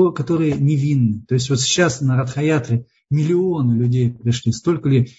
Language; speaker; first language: Russian; native; Russian